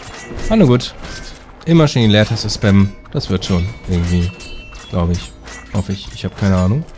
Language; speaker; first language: German; native; German